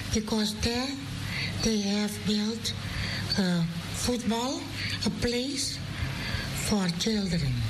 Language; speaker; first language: English; non-native, learner; Dutch